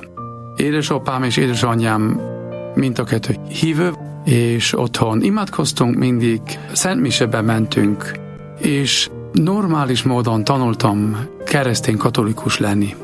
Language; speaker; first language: Hungarian; non-native, learner; German